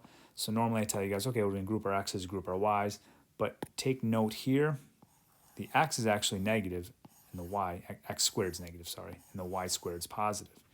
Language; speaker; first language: English; native; English